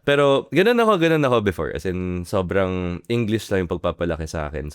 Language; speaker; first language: Filipino; native; Filipino